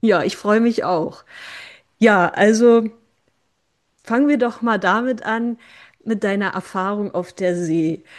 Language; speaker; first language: German; native; German